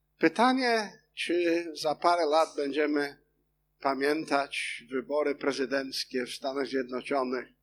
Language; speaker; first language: Polish; non-native, fluent; English